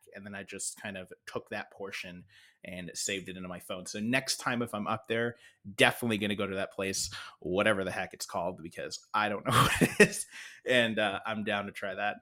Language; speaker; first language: English; native; English